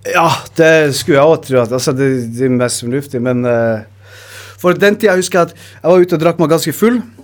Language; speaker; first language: Norwegian; native; Norwegian